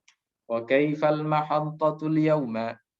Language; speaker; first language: Arabic; non-native, fluent; Indonesian